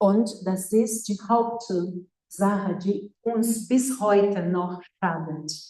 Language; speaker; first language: German; non-native, fluent; Portuguese